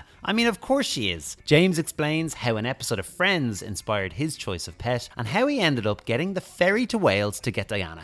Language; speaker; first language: English; native; English